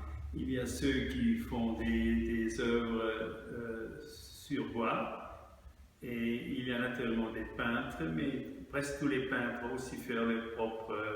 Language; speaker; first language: French; non-native, fluent; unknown